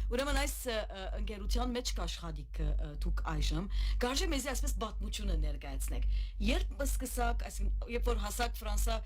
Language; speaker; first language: Armenian; native; Armenian